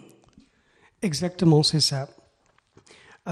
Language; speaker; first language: French; non-native, fluent; Persian